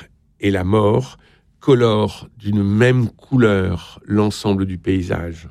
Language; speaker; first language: French; native; French